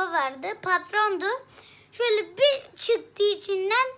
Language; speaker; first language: Turkish; native; Turkish